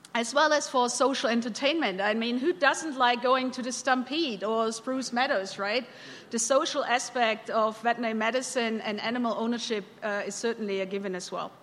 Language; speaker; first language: English; non-native, fluent; German